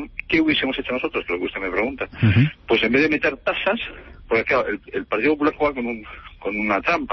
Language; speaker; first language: Spanish; native; Spanish